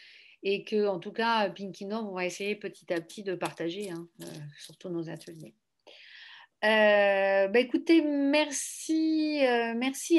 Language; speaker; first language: French; native; French